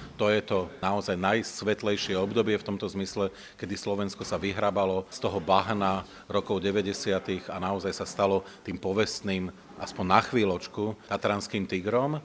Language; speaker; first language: Slovak; native; Slovak